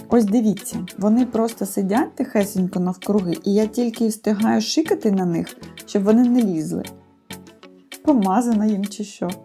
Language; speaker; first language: Ukrainian; non-native, local second language; Russian